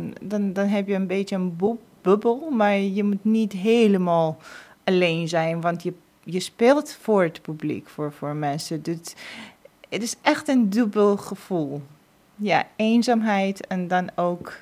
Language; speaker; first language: Dutch; non-native, fluent; Georgian